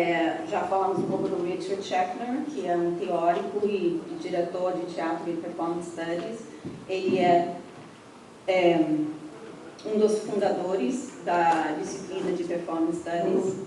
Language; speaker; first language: Portuguese; non-native, fluent; English